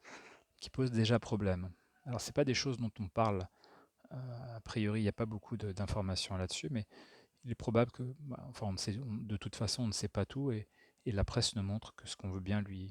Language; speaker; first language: French; native; French